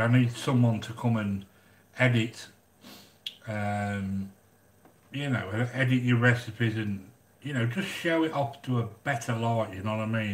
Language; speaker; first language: English; native; English